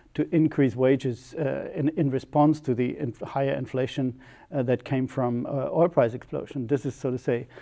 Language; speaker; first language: English; non-native, fluent; German